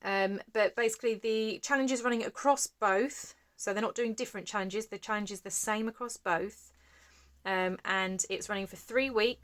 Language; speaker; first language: English; native; English